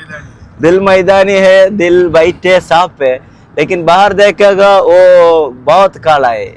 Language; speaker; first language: Hindi; non-native, local second language; Malayalam